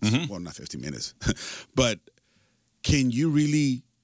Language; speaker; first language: English; early bilingual, other home language; Spanish